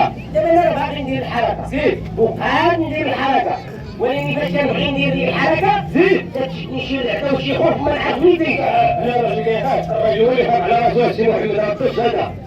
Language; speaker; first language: Arabic; native; Arabic